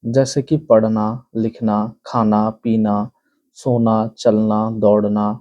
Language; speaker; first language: Hindi; non-native, local second language; Bangla